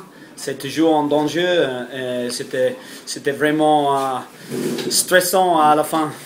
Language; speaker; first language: French; non-native, fluent; English